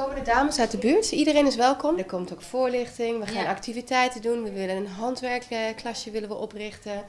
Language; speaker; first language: Dutch; native; Dutch